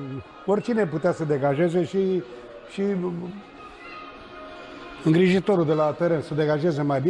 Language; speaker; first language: Romanian; native; Romanian